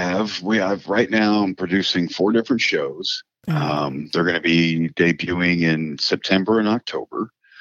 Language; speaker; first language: English; native; English